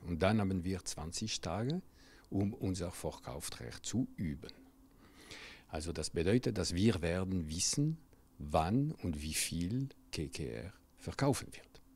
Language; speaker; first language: German; non-native, local second language; French